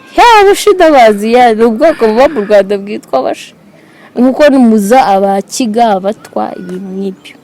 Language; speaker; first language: Kinyarwanda; native; Kinyarwanda